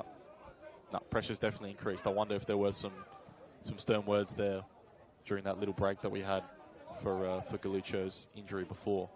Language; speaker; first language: English; native; English